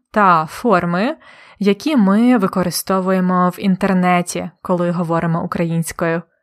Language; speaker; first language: Ukrainian; native; Ukrainian